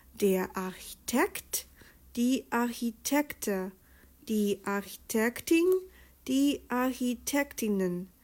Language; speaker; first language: German; non-native, fluent; Chinese